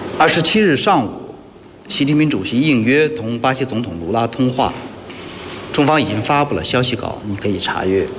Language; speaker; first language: Chinese; native; Chinese